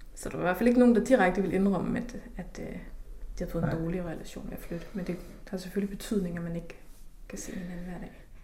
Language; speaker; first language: Danish; native; Danish